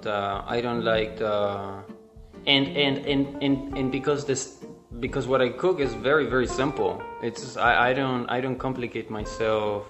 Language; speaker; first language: English; non-native, fluent; Spanish